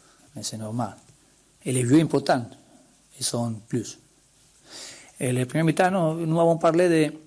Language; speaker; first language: French; non-native, learner; Spanish